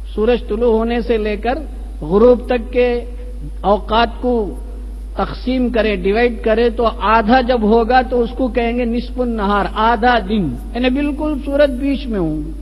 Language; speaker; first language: Urdu; native; Urdu